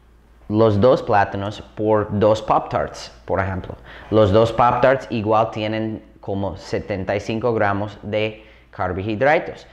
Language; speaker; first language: Spanish; non-native, fluent; English